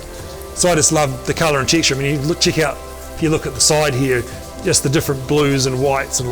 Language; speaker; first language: English; native; English